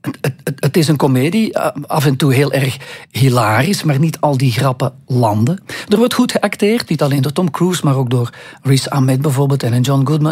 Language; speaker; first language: Dutch; native; Dutch